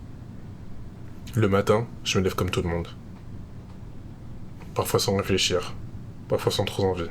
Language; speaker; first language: French; native; French